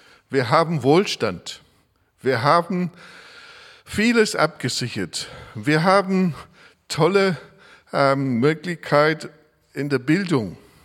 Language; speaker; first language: German; non-native, fluent; English